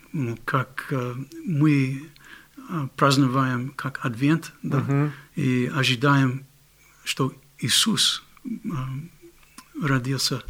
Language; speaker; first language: Russian; non-native, fluent; English